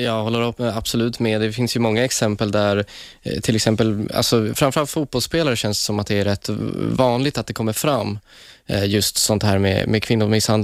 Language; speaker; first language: Swedish; native; Swedish